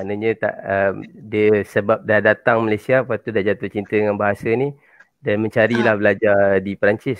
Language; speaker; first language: Malay; native; Malay